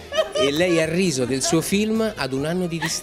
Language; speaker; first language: Italian; native; Italian